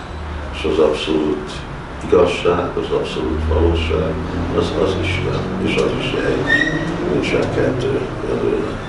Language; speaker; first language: Hungarian; early bilingual, heritage; Hungarian